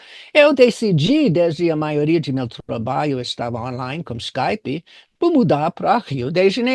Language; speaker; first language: Portuguese; non-native, fluent; English